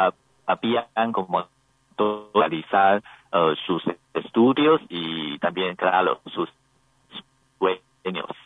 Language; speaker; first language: Spanish; non-native, learner; Chinese